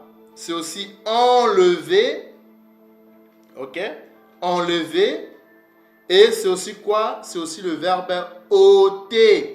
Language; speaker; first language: French; non-native, local second language; Kongo